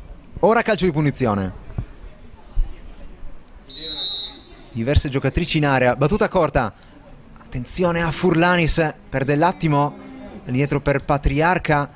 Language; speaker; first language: Italian; native; Italian